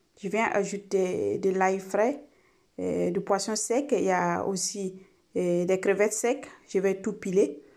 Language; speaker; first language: French; non-native, local second language; Mossi